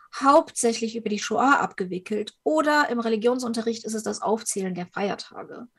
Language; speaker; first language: German; early bilingual, other home language; Ukrainian